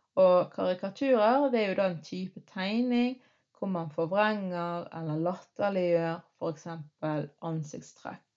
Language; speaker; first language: Norwegian; early bilingual, other home language; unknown